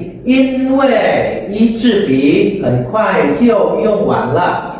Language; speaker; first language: Chinese; non-native, fluent; Indonesian